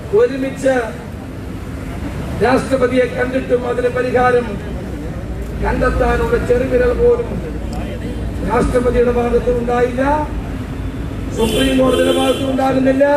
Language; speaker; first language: Malayalam; native; Malayalam